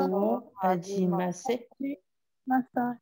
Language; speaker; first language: Korean; non-native, learner; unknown